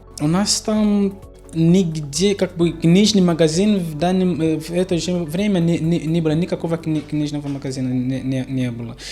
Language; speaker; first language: Russian; non-native, learner; Portuguese